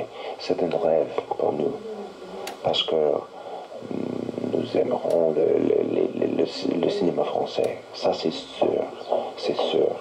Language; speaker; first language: French; non-native, learner; English